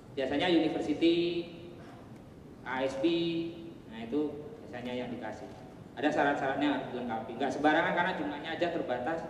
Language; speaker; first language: Indonesian; non-native, local second language; Javanese